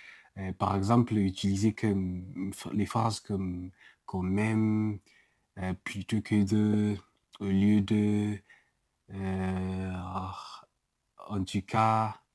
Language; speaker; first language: French; non-native, learner; English